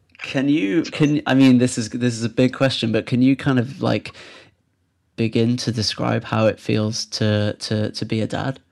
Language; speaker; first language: English; native; English